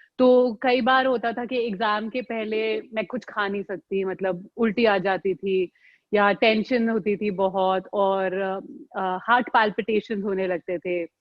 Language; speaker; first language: Hindi; native; Hindi